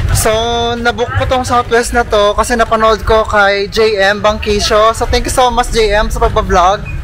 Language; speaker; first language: Filipino; native; Filipino